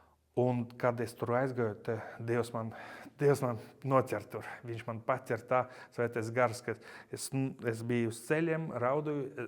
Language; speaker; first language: Latvian; non-native, local second language; Russian